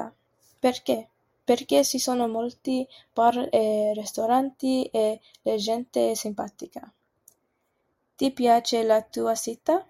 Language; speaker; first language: Italian; non-native, learner; English